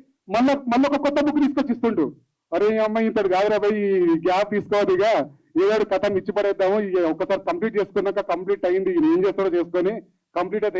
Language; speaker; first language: Telugu; native; Telugu